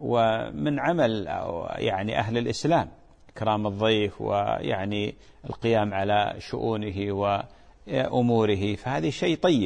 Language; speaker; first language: Arabic; native; Arabic